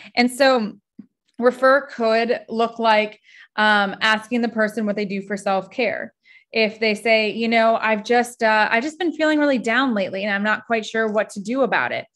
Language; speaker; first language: English; native; English